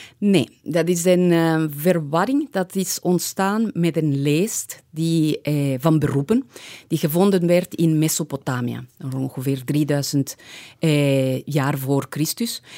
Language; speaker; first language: Dutch; non-native, fluent; Spanish